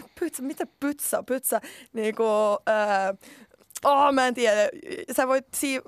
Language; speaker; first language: Finnish; non-native, local second language; Swedish